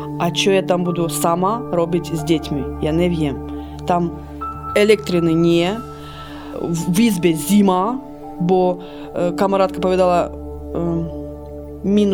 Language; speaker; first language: Ukrainian; early bilingual, heritage; Slovak